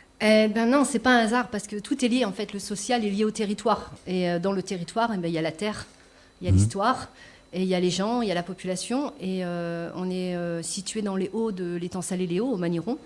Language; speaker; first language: French; native; French